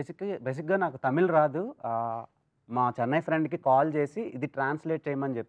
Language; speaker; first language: Telugu; native; Telugu